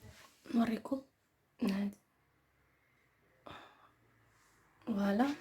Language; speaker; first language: Arabic; native; Arabic